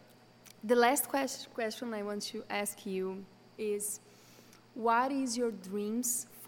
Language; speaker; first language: English; non-native, fluent; Portuguese